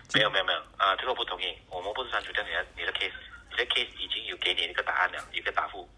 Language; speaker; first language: Chinese; native; Chinese